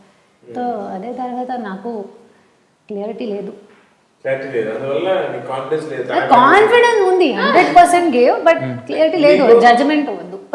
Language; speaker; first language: Telugu; non-native, learner; Hindi